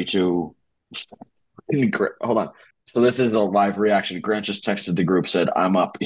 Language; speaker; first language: English; native; English